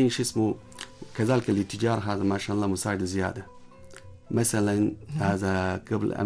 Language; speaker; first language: Arabic; non-native, learner; Chinese